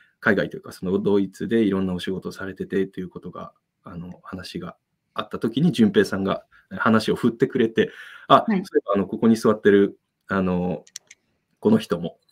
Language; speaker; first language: Japanese; native; Japanese